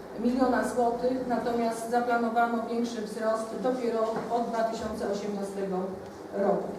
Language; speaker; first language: Polish; native; Polish